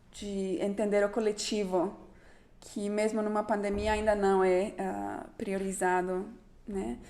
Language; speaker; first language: Portuguese; non-native, fluent; Spanish